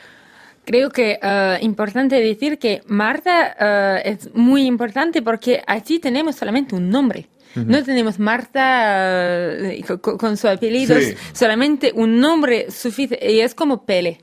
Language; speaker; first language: Spanish; non-native, learner; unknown